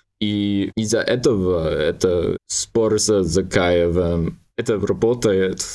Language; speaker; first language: Russian; non-native, learner; English